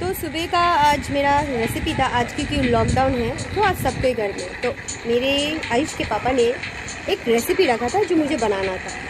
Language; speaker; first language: Hindi; non-native, local second language; Bangla